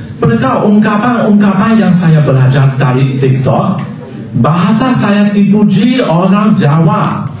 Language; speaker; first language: Indonesian; non-native, learner; Chinese